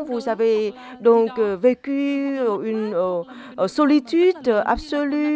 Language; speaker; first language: French; non-native, fluent; Vietnamese